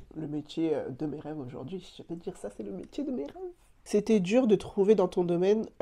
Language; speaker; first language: French; native; French